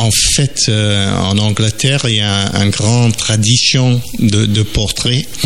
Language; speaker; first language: French; non-native, fluent; English